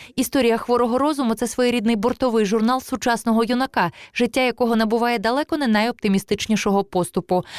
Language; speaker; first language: Ukrainian; native; Ukrainian